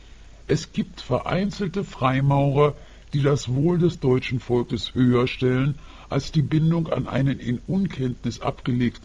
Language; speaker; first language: German; native; German